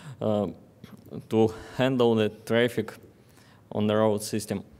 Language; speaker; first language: English; non-native, fluent; Russian